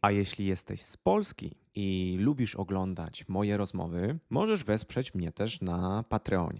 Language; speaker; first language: Polish; native; Polish